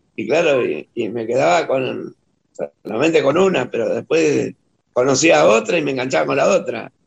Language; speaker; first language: Spanish; native; Spanish